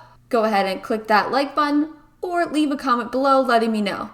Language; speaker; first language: English; native; English